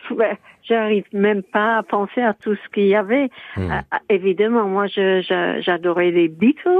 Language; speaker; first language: French; non-native, fluent; English